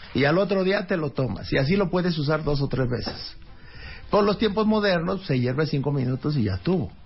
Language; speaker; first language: Spanish; native; Spanish